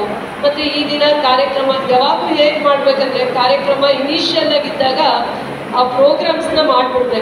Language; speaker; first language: Kannada; native; Kannada